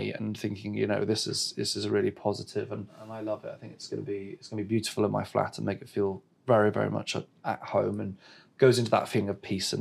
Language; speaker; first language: English; native; English